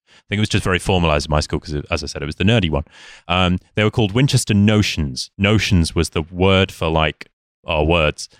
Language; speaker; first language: English; native; English